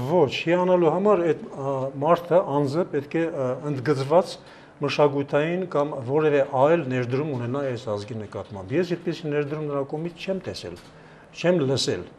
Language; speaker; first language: Armenian; native; Armenian